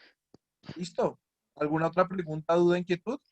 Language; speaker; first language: Spanish; native; Spanish